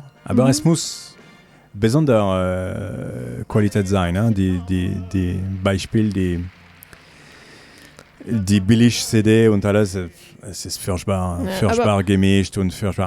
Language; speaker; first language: German; non-native, learner; French